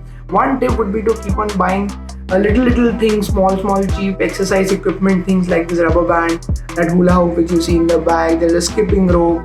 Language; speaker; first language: English; non-native, local second language; Hindi